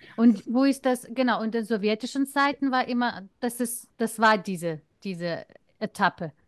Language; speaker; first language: German; non-native, fluent; Lithuanian